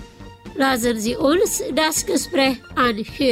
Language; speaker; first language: German; non-native, fluent; Indonesian